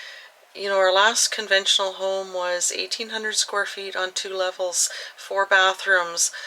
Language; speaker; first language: English; native; English